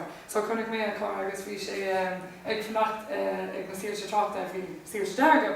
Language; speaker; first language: Irish; non-native, learner; English